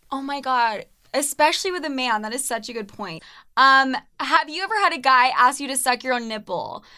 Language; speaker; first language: English; native; English